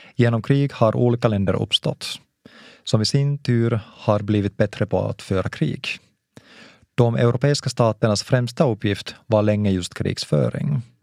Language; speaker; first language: Swedish; non-native, local second language; Finnish